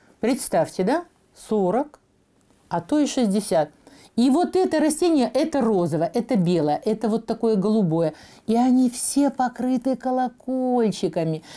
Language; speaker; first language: Russian; native; Russian